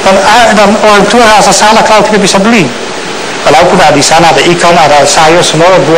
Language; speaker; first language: Indonesian; non-native, fluent; Dutch